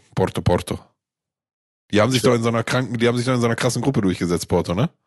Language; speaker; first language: German; native; German